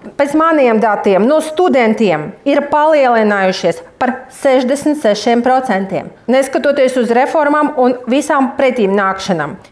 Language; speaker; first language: Latvian; non-native, local second language; Russian